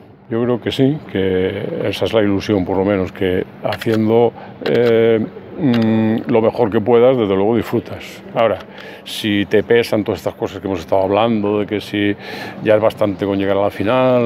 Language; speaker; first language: Spanish; native; Spanish